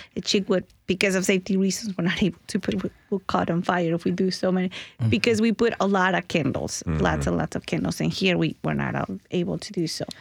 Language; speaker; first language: English; early bilingual, other home language; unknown